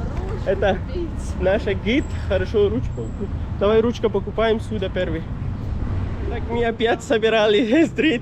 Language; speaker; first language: Russian; non-native, learner; Pashto